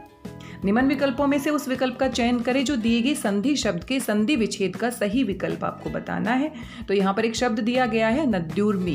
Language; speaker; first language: Hindi; native; Hindi